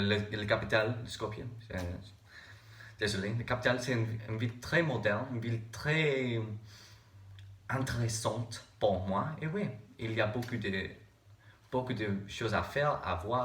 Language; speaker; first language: French; non-native, learner; English